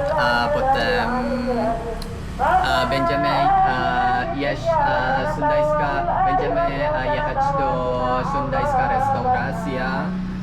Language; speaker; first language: Polish; non-native, learner; Indonesian